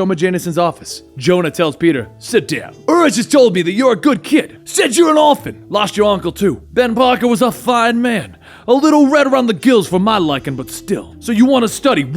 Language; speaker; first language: English; native; English